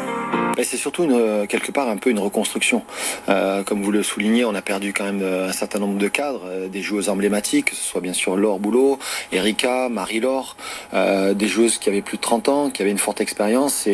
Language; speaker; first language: French; native; French